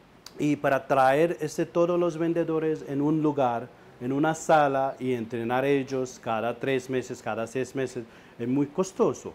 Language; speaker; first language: Spanish; non-native, learner; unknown